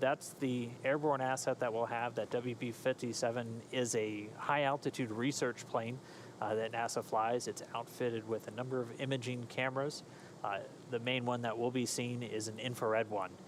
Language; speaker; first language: English; native; English